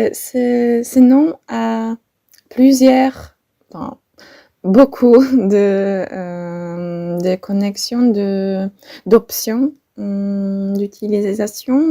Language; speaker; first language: French; non-native, fluent; Polish